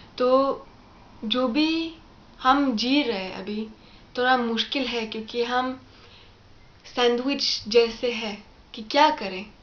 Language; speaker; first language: Hindi; non-native, fluent; French